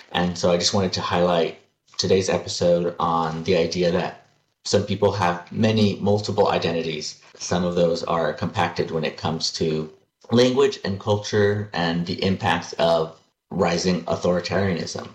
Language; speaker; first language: English; early bilingual, other home language; Spanish